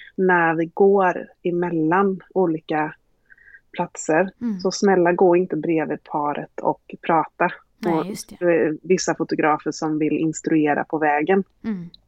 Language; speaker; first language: Swedish; native; Swedish